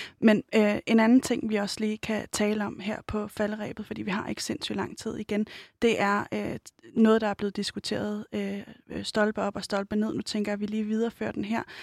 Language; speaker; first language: Danish; native; Danish